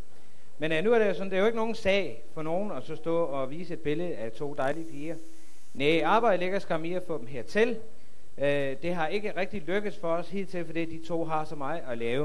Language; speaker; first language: Danish; native; Danish